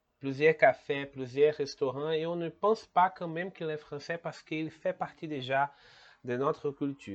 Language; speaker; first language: French; non-native, learner; Portuguese